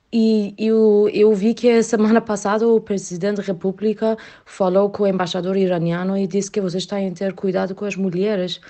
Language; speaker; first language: Portuguese; non-native, learner; Persian